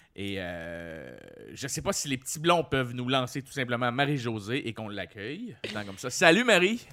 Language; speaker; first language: French; native; French